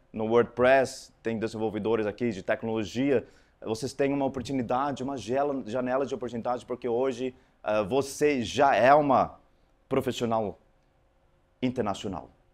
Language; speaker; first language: Portuguese; non-native, fluent; Afrikaans